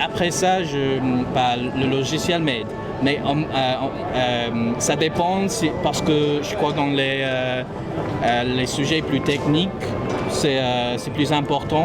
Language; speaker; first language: French; non-native, fluent; English